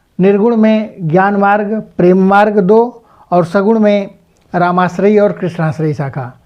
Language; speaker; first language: Hindi; native; Hindi